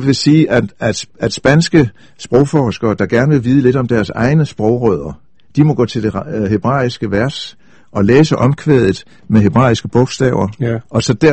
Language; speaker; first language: Danish; native; Danish